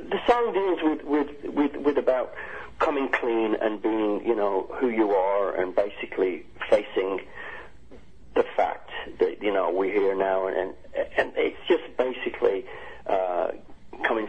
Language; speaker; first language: English; native; English